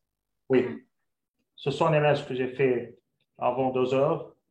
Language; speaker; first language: French; non-native, local second language; Arabic